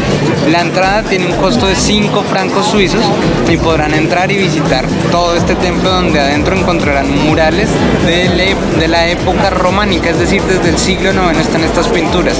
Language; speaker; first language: Spanish; native; Spanish